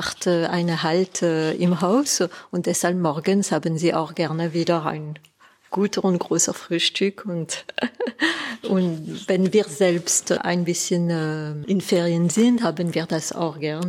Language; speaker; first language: German; non-native, fluent; French